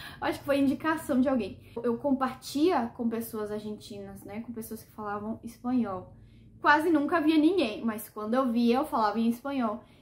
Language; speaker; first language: Portuguese; native; Portuguese